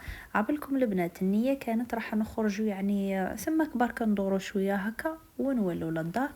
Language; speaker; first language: Arabic; native; Arabic